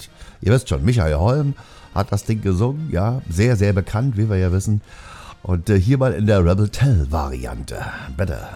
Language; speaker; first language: German; native; German